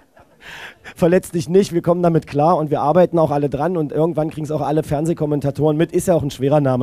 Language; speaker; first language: German; native; German